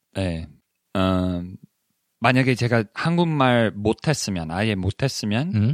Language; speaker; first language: Korean; non-native, fluent; English